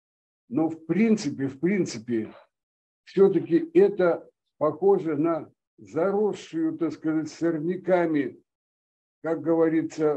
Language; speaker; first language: Russian; native; Russian